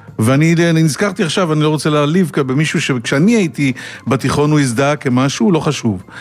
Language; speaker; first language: Hebrew; native; Hebrew